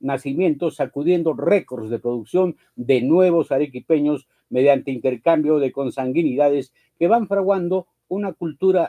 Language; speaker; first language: Spanish; native; Spanish